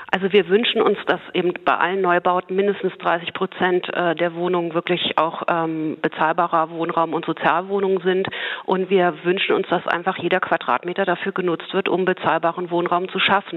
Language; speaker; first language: German; native; German